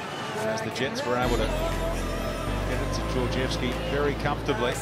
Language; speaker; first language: English; native; English